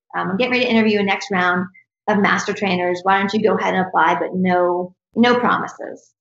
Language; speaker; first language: English; native; English